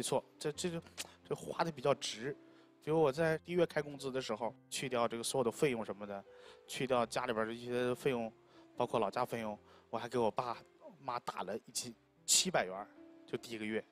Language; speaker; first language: Chinese; native; Chinese